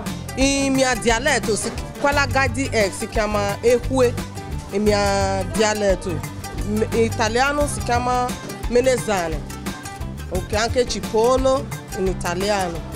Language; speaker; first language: Italian; non-native, learner; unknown